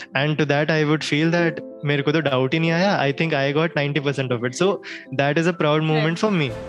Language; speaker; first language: English; non-native, local second language; Hindi